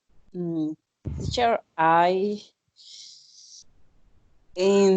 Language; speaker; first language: English; non-native, learner; Spanish